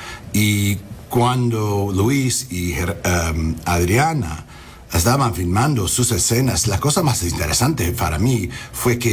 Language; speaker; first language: Spanish; early bilingual, heritage; Spanish